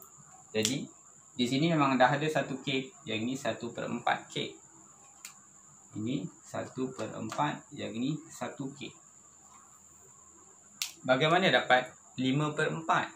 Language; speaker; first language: Malay; native; Malay